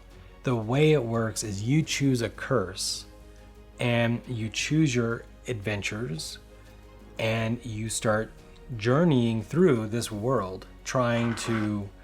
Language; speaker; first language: English; native; English